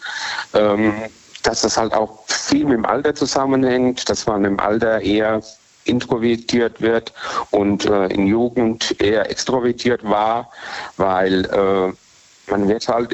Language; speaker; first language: German; native; German